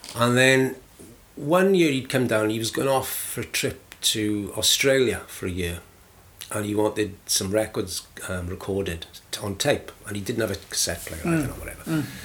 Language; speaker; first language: English; native; English